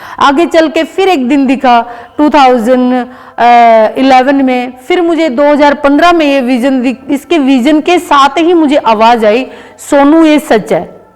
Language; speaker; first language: Hindi; native; Hindi